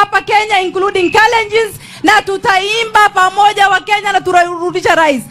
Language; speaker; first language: Swahili; non-native, local second language; Somali